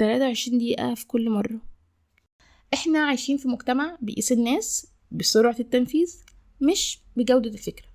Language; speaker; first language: Arabic; native; Arabic